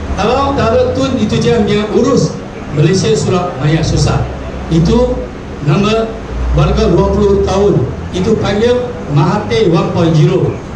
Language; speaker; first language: Malay; non-native, local second language; Chinese